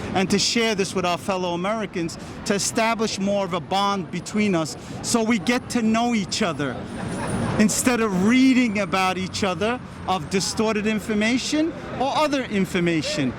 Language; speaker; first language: English; early bilingual, other home language; Turkish